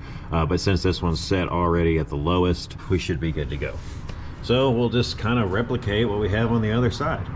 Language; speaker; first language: English; native; English